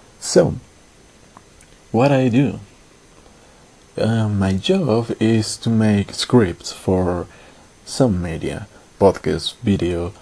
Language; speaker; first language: English; non-native, learner; Spanish